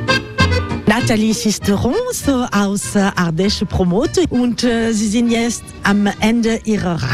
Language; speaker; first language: German; non-native, learner; French